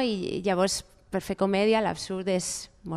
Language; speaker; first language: Catalan; non-native, fluent; Spanish